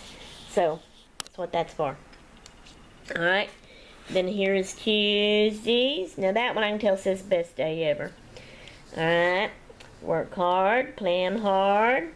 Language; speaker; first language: English; native; English